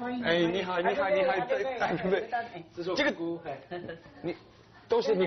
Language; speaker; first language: Chinese; non-native, learner; English